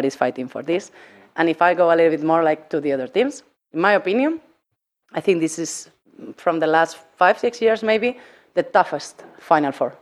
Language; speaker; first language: English; non-native, fluent; Spanish